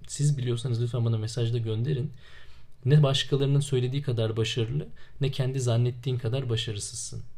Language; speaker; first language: Turkish; native; Turkish